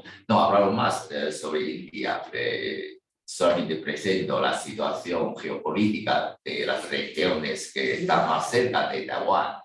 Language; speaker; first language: Spanish; non-native, fluent; Chinese